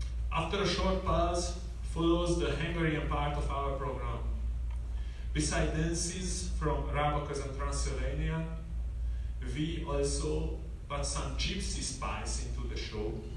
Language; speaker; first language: English; non-native, learner; Hungarian